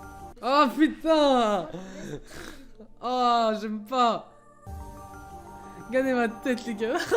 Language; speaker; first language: French; native; French